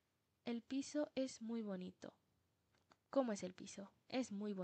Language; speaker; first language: Spanish; non-native, fluent; Bangla